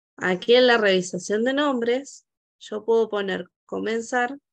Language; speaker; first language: Spanish; native; Spanish